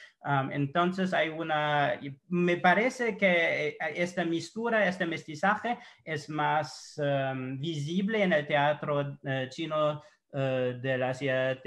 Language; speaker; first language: Spanish; non-native, fluent; English